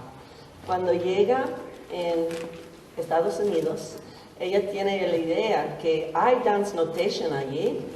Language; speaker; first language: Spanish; non-native, learner; English